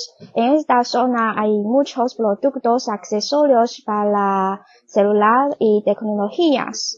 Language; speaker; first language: Spanish; non-native, learner; Chinese